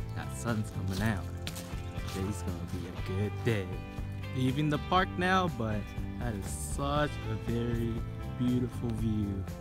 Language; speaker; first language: English; native; English